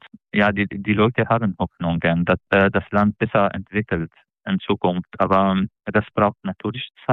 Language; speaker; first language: German; non-native, fluent; Arabic